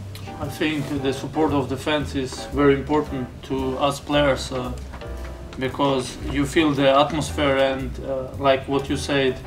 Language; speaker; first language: English; non-native, fluent; German